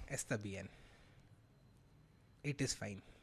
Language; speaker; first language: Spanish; non-native, learner; Hindi